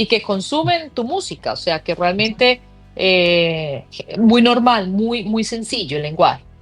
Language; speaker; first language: Spanish; native; Spanish